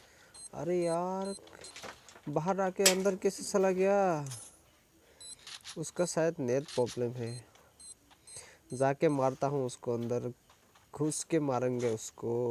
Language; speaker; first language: Hindi; non-native, local second language; Assamese